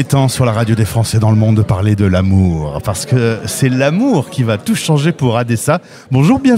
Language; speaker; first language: French; native; French